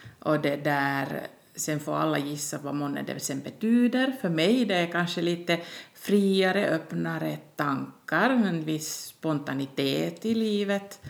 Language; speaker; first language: Swedish; native; Swedish